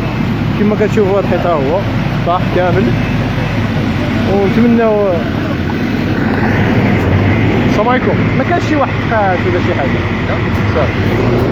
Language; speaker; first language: Arabic; native; Arabic